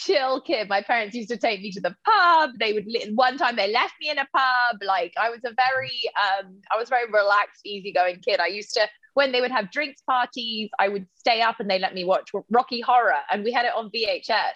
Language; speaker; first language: English; native; English